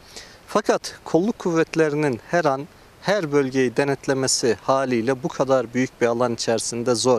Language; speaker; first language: Turkish; native; Turkish